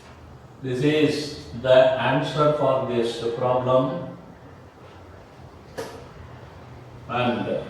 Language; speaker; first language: English; non-native, local second language; Tamil